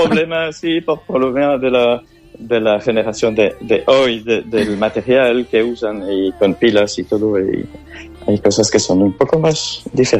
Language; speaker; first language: Spanish; non-native, fluent; French